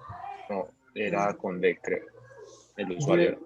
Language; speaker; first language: Spanish; native; Spanish